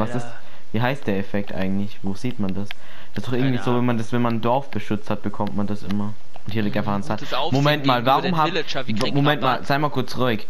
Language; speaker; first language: German; native; German